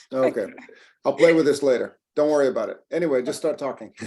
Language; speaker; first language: English; native; English